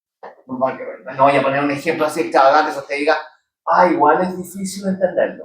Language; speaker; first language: Spanish; native; Spanish